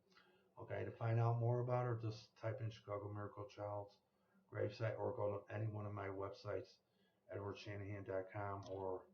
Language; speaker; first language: English; native; English